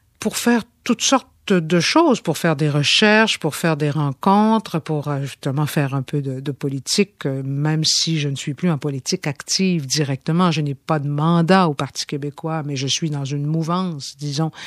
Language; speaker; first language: French; native; French